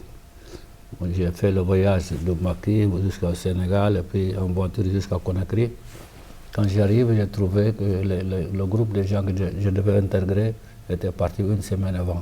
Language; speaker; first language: French; non-native, fluent; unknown